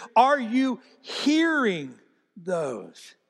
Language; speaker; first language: English; native; English